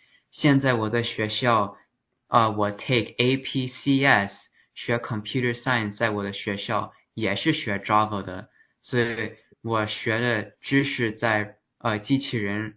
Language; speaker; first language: Chinese; early bilingual, heritage; Chinese